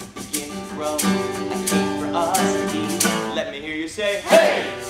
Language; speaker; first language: English; native; English